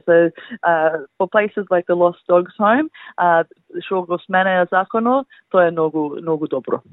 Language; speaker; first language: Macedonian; early bilingual, heritage; Macedonian